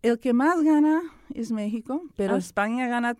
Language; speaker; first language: Spanish; early bilingual, other home language; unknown